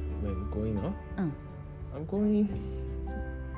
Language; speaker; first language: English; non-native, fluent; Korean